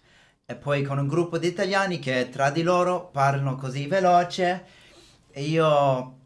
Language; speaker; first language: Italian; non-native, fluent; English